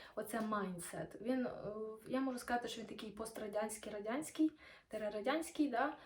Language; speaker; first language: Ukrainian; non-native, local second language; Russian